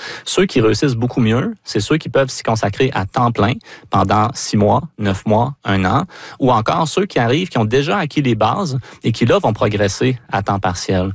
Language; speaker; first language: French; native; French